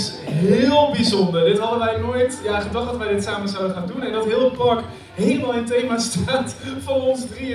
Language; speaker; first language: Dutch; native; Dutch